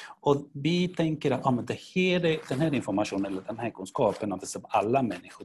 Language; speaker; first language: Swedish; non-native, fluent; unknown